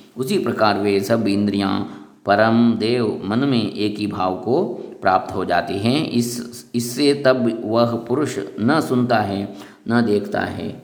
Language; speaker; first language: Hindi; non-native, local second language; Kannada